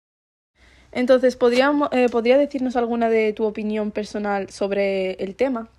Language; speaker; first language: Spanish; early bilingual, other home language; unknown